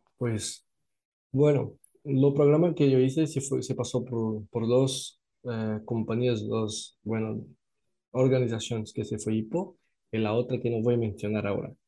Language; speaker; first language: Spanish; non-native, fluent; Portuguese